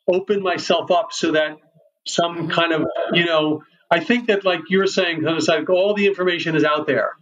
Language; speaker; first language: English; native; English